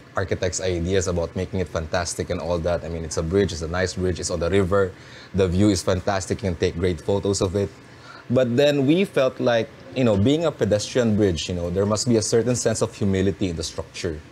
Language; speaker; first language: English; non-native, local second language; Filipino